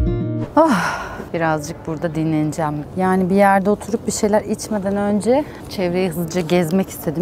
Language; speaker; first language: Turkish; native; Turkish